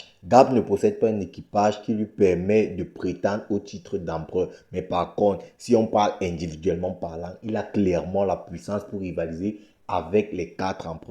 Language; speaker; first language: French; native; French